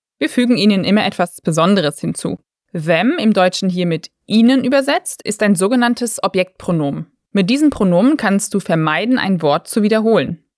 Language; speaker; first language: German; native; German